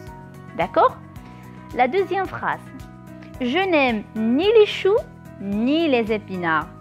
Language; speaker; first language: French; non-native, local second language; Arabic